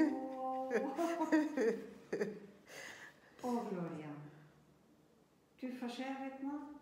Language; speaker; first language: French; non-native, fluent; German